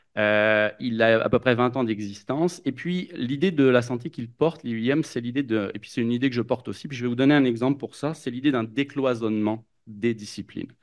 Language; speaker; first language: French; native; French